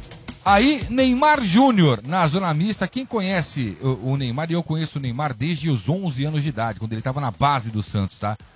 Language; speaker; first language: Portuguese; native; Portuguese